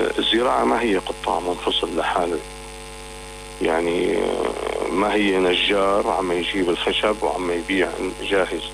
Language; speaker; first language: Arabic; native; Arabic